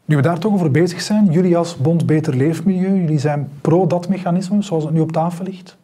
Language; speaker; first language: Dutch; native; Dutch